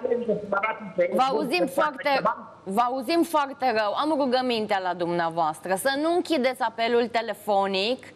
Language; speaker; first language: Romanian; native; Romanian